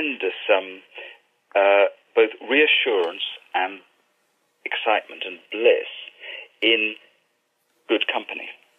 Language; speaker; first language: English; native; English